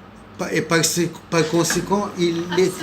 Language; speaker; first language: French; non-native, local second language; Arabic